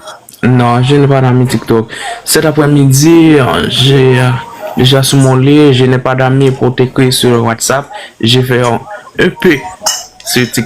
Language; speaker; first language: French; non-native, learner; Haitian Creole